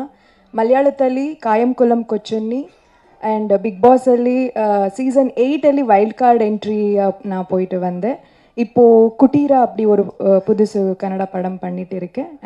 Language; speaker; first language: Tamil; non-native, learner; Kannada